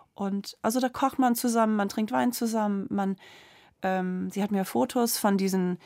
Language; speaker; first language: German; non-native, fluent; English